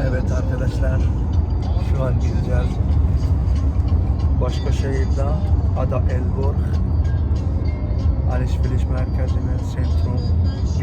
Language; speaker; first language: Turkish; non-native, learner; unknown